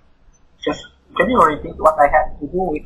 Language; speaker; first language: English; non-native, learner; Vietnamese